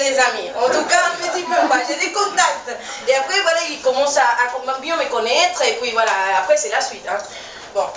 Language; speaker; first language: French; non-native, fluent; Spanish